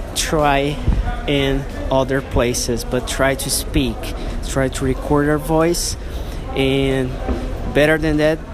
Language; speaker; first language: English; non-native, fluent; Portuguese